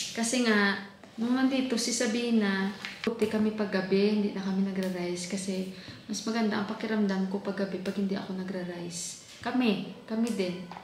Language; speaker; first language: Filipino; non-native, local second language; Hiligaynon